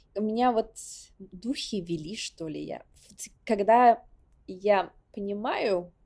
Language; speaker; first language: Russian; non-native, local second language; Yakut